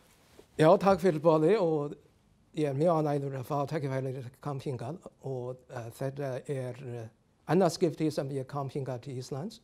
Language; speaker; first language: Icelandic; non-native, fluent; Chinese